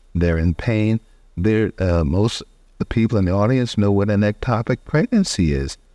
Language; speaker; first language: English; native; English